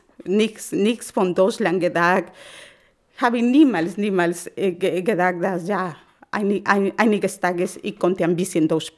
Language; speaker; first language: German; non-native, learner; Spanish